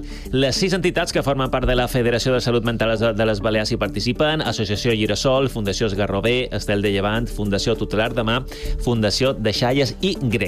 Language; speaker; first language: Catalan; native; Catalan